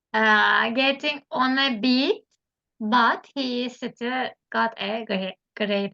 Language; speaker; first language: English; non-native, learner; Turkish